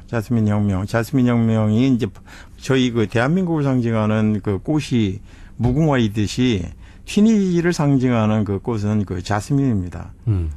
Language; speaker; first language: Korean; native; Korean